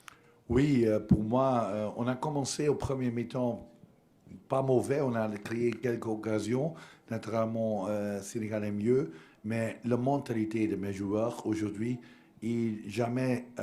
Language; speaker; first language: French; non-native, learner; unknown